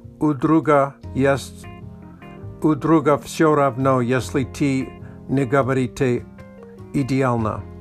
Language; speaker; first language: Russian; non-native, learner; English